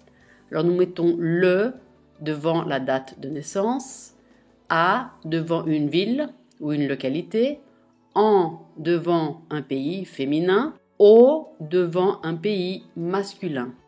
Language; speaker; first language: French; non-native, fluent; Italian